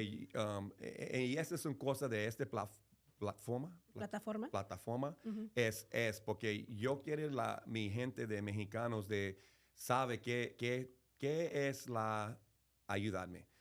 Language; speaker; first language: Spanish; early bilingual, heritage; English